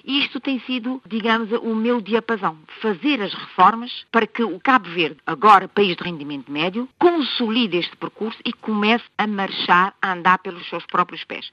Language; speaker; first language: Portuguese; non-native, local second language; Kabuverdianu